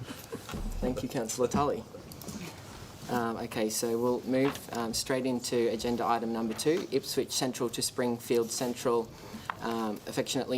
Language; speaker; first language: English; native; English